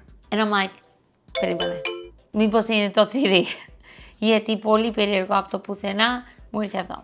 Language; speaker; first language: Greek; early bilingual, heritage; English